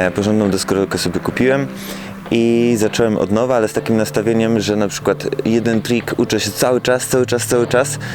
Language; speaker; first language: Polish; native; Polish